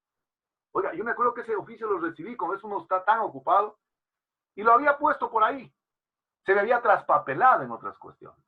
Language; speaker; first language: Spanish; native; Spanish